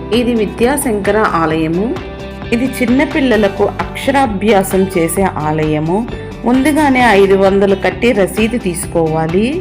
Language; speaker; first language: Telugu; native; Telugu